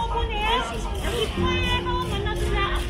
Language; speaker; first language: Korean; non-native, learner; Thai